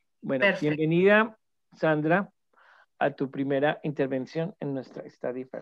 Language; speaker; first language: Spanish; native; Spanish